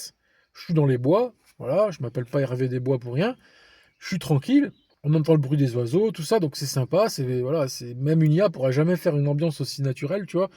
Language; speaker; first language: French; native; French